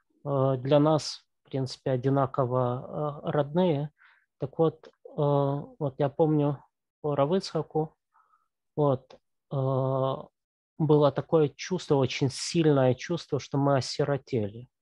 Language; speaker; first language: Russian; native; Russian